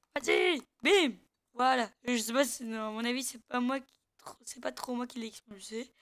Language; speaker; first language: French; native; French